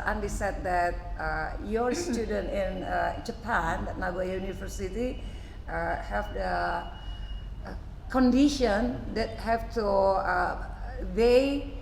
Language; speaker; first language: English; non-native, fluent; Indonesian